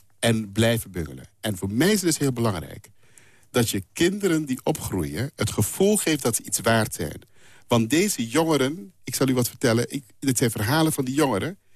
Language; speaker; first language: Dutch; non-native, local second language; Papiamento